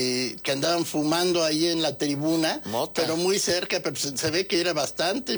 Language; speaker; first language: Spanish; native; Spanish